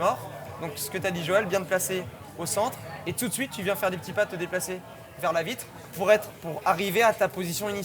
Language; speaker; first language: French; native; French